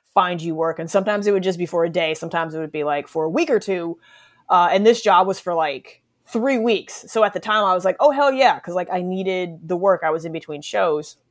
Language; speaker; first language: English; native; English